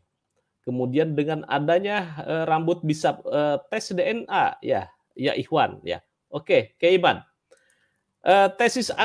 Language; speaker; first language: Indonesian; native; Indonesian